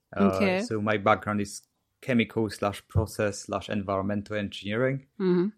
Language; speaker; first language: English; non-native, fluent; Polish